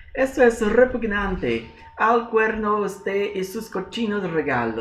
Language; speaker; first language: Spanish; non-native, fluent; Portuguese